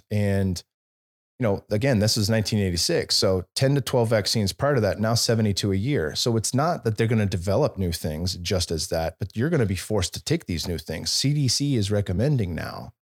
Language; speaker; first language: English; native; English